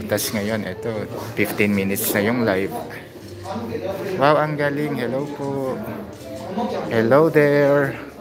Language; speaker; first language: Filipino; native; Filipino